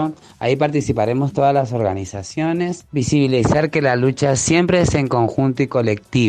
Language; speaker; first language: Spanish; native; Spanish